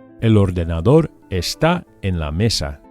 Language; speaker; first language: Spanish; non-native, fluent; English